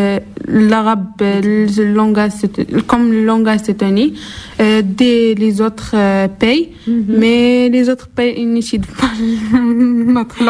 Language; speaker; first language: French; non-native, learner; Arabic